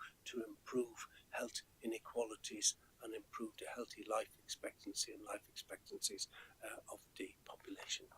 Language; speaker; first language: English; native; English